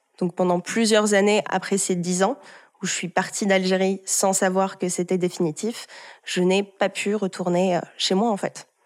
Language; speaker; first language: French; early bilingual, heritage; French